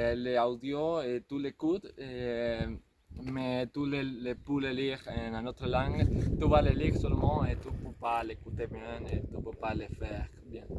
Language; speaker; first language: French; non-native, learner; Spanish